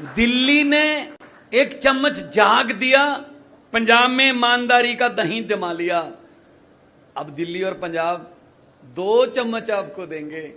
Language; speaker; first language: Hindi; non-native, local second language; Punjabi